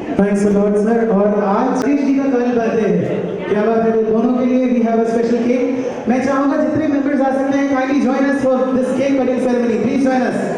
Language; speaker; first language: Hindi; native; Hindi